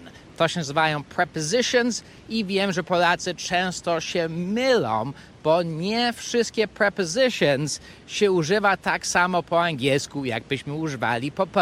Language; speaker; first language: Polish; early bilingual, heritage; Polish